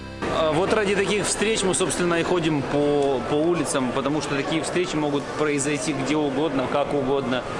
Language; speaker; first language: Russian; native; Russian